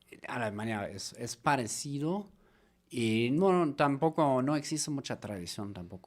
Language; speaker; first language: Spanish; native; Spanish